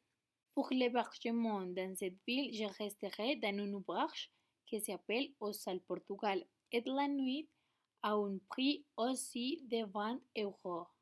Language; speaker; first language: French; non-native, learner; Spanish